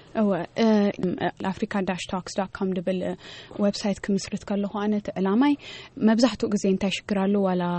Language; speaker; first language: Tigrinya; early bilingual, heritage; Tigrinya